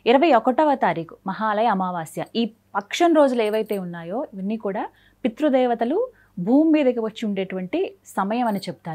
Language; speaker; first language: Telugu; native; Telugu